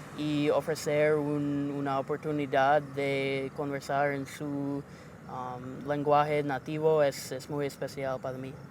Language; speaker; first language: Spanish; non-native, learner; English